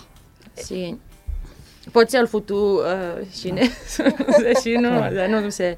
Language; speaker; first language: Catalan; non-native, fluent; Serbian